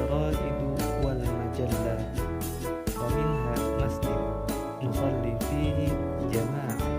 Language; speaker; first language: Arabic; non-native, learner; Indonesian